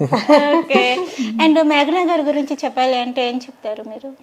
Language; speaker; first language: Telugu; native; Telugu